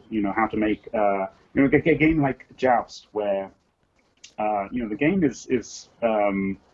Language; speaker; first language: English; native; English